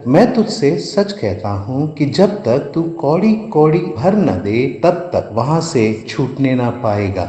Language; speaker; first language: Hindi; native; Hindi